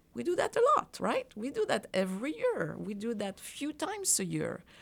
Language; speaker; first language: English; non-native, fluent; French